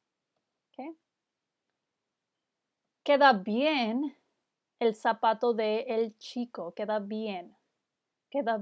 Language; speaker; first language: Spanish; non-native, fluent; English